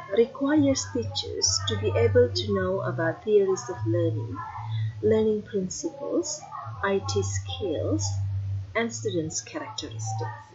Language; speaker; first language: English; non-native, fluent; Indonesian